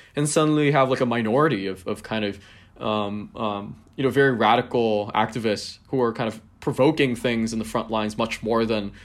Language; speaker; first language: English; non-native, local second language; Cantonese